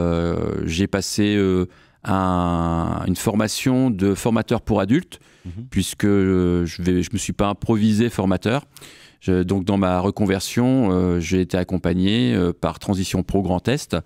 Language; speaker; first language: French; native; French